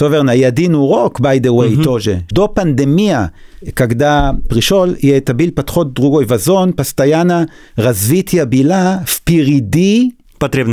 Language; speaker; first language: Russian; non-native, learner; Hebrew